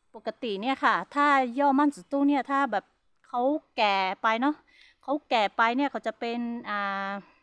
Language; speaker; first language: Thai; non-native, local second language; Hmong